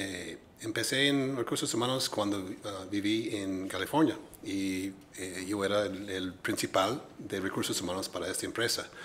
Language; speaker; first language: Spanish; non-native, fluent; English